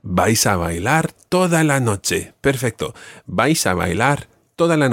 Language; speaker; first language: Spanish; non-native, fluent; English